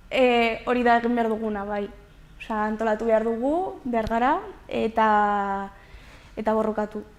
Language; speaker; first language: Basque; non-native, local second language; Spanish